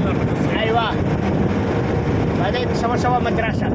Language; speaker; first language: Arabic; non-native, learner; Filipino